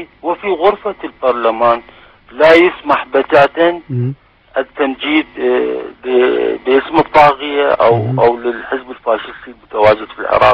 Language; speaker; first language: Arabic; native; Arabic